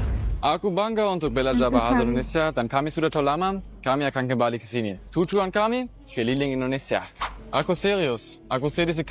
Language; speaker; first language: Indonesian; non-native, learner; German